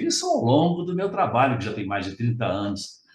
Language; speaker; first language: Portuguese; native; Portuguese